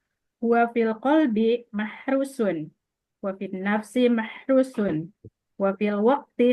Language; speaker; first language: Arabic; non-native, learner; Indonesian